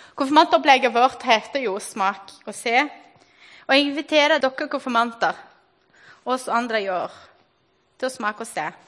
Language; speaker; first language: Norwegian; non-native, fluent; Portuguese